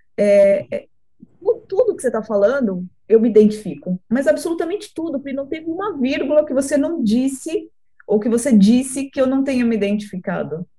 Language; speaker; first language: Portuguese; native; Portuguese